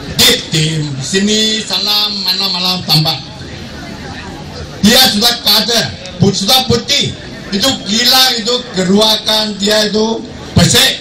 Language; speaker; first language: Indonesian; non-native, local second language; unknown